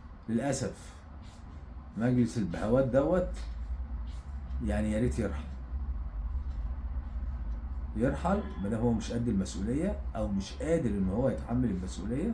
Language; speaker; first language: Arabic; native; Arabic